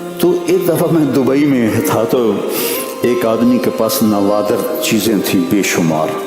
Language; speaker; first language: Urdu; non-native, local second language; Punjabi